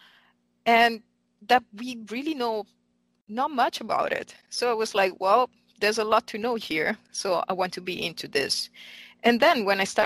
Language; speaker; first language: English; non-native, fluent; Italian